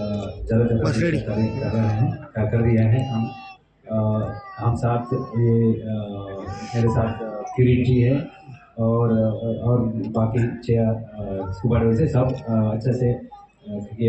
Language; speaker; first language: Hindi; non-native, local second language; Telugu